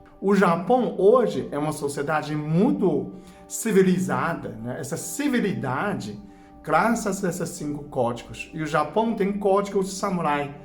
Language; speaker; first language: Portuguese; non-native, fluent; Chinese